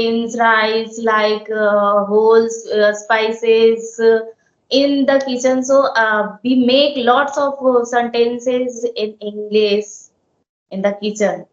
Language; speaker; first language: English; non-native, learner; Hindi